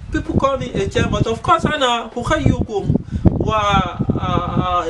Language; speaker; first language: English; non-native, local second language; Yoruba